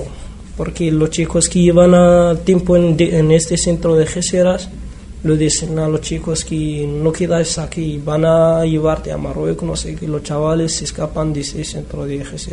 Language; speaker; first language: Spanish; non-native, learner; Arabic